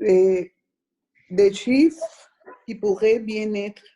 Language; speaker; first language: French; non-native, learner; Spanish